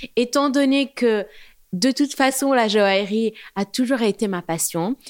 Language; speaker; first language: French; non-native, local second language; Arabic